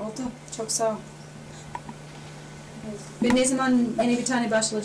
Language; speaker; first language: Turkish; non-native, learner; English